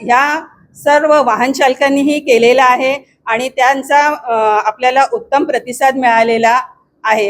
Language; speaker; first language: Marathi; native; Marathi